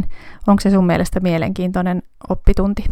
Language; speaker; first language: Finnish; native; Finnish